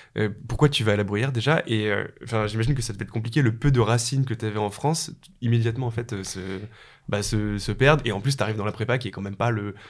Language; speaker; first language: French; native; French